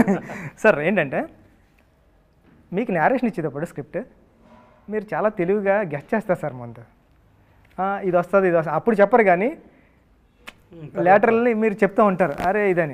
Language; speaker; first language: Telugu; native; Telugu